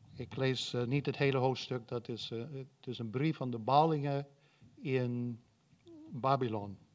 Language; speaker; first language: Dutch; non-native, fluent; English